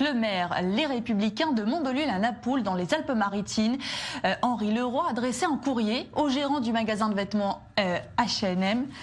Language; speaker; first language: French; native; French